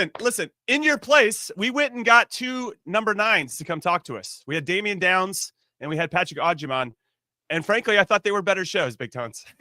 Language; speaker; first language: English; native; English